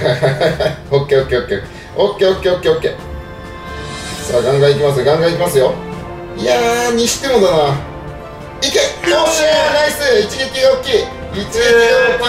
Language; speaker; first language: Japanese; native; Japanese